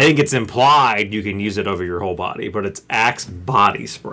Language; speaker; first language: English; native; English